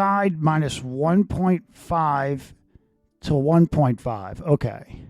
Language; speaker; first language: English; native; English